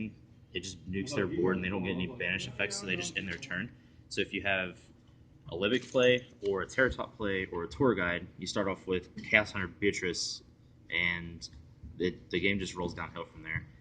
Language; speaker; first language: English; native; English